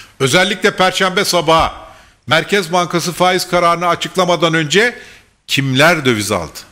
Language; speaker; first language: Turkish; native; Turkish